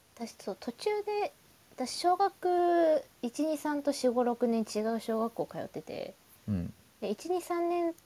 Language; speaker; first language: Japanese; native; Japanese